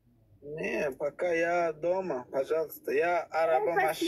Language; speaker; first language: Russian; non-native, learner; Turkmen